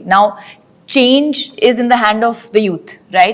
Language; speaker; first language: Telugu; non-native, fluent; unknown